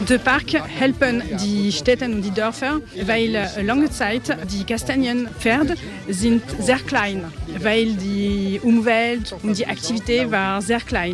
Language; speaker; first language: German; non-native, learner; French